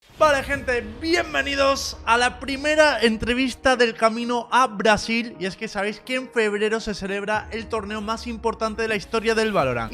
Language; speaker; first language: Spanish; native; Spanish